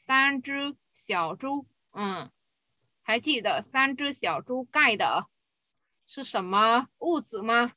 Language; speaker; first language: Chinese; non-native, fluent; Vietnamese